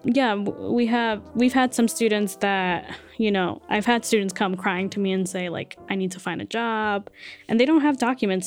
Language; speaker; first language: English; early bilingual, other home language; Spanish